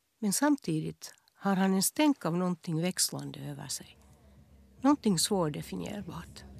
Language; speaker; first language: Swedish; native; Swedish